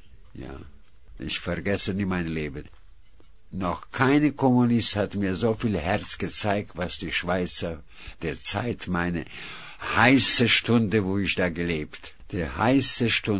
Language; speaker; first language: German; non-native, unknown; Russian